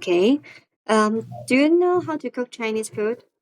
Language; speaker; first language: English; non-native, fluent; Cantonese